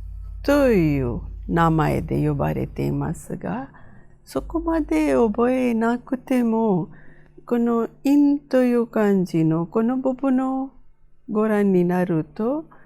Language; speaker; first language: Japanese; non-native, fluent; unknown